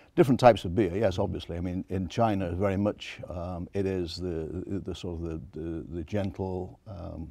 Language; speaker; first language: English; native; English